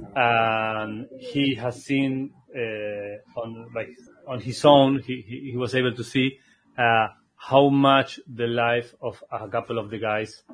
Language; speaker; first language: English; non-native, fluent; Spanish